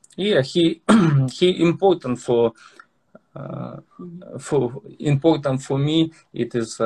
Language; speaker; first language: English; non-native, learner; Russian